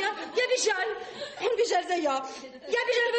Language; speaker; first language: Russian; non-native, learner; German